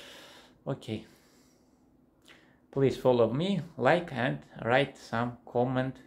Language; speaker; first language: English; non-native, learner; Russian